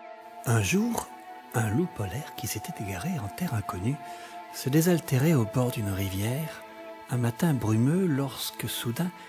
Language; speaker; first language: French; native; French